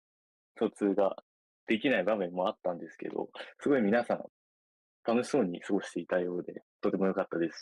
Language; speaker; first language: Japanese; native; Japanese